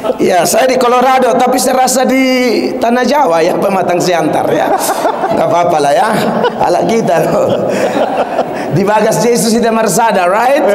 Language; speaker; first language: Indonesian; native; Indonesian